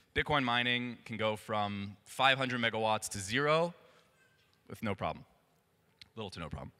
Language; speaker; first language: English; native; English